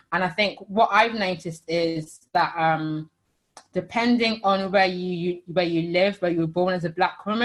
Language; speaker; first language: English; native; English